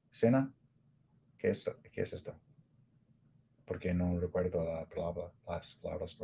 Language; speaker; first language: Spanish; non-native, learner; English